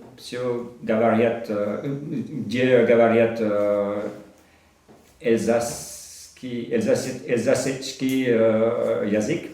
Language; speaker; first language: Russian; non-native, learner; French